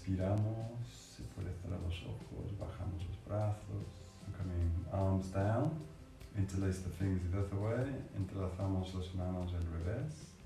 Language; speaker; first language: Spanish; non-native, fluent; English